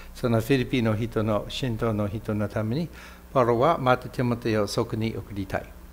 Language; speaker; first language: Japanese; non-native, fluent; English